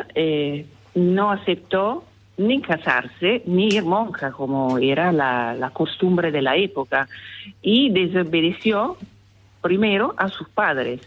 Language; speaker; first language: Spanish; non-native, fluent; Italian